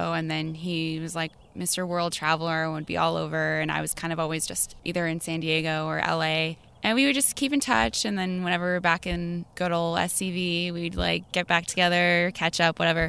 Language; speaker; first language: English; native; English